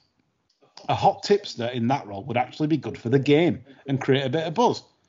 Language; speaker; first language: English; native; English